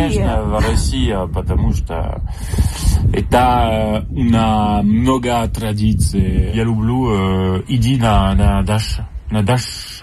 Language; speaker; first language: Russian; non-native, learner; French